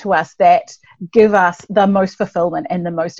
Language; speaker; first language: English; native; English